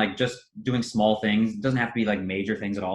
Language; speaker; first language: English; native; English